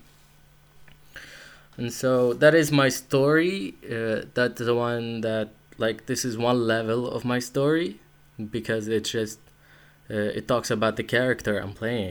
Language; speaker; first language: English; non-native, fluent; Arabic